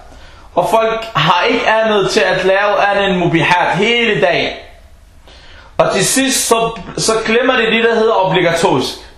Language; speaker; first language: Danish; non-native, fluent; Arabic